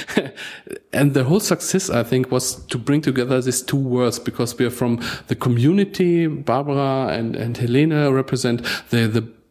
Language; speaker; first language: English; non-native, fluent; German